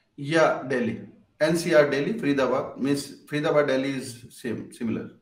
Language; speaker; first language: English; non-native, local second language; Punjabi